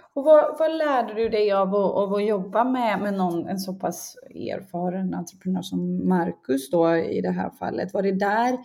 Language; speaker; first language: Swedish; early bilingual, other home language; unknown